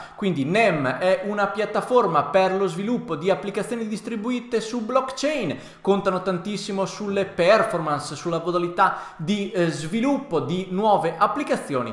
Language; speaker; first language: Italian; native; Italian